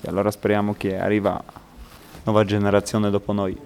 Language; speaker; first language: Italian; non-native, fluent; Polish